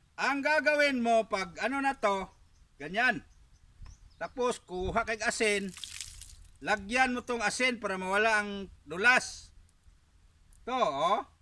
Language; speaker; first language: Filipino; non-native, local second language; Cebuano